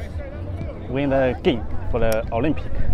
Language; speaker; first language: English; non-native, learner; Chinese